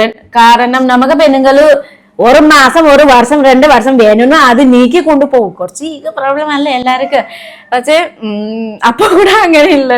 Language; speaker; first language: Malayalam; non-native, learner; Nepali